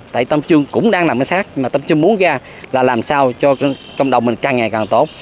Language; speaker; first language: Vietnamese; early bilingual, other home language; English